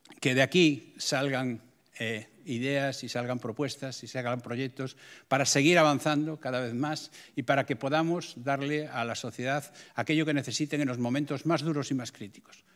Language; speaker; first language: Spanish; native; Spanish